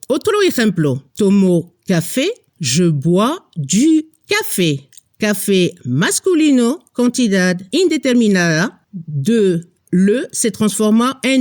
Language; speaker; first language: Spanish; non-native, fluent; French